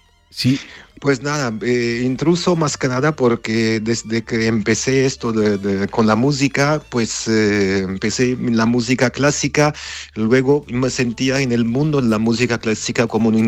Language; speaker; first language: Spanish; non-native, fluent; Armenian